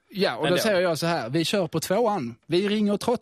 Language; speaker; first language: Swedish; native; Swedish